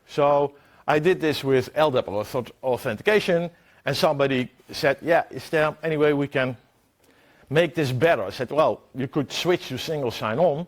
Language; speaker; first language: English; non-native, fluent; Dutch